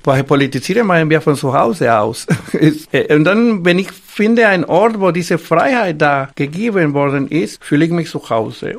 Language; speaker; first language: German; non-native, fluent; Spanish